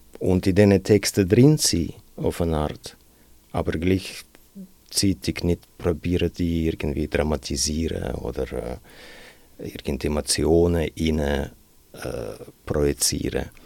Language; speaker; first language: German; non-native, fluent; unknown